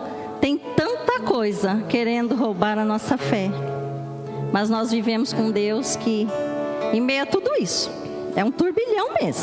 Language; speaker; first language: Portuguese; native; Portuguese